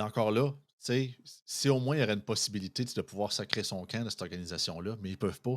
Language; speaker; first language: French; native; French